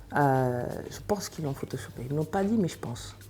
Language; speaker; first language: French; early bilingual, other home language; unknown